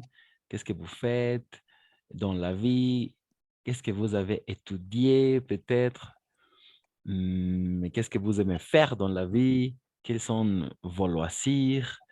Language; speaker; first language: French; non-native, fluent; Spanish